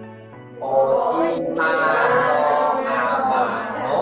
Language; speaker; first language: Japanese; non-native, learner; Chinese